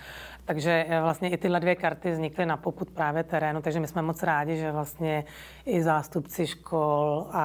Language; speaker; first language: Czech; native; Czech